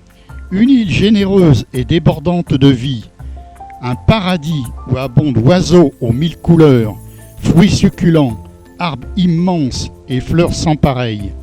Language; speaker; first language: French; native; French